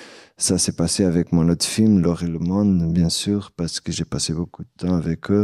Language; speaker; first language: French; non-native, fluent; Portuguese